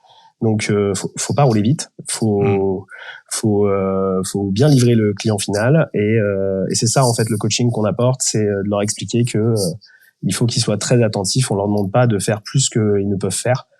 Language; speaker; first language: French; native; French